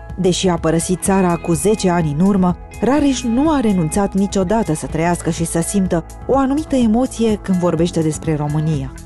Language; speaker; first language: Romanian; native; Romanian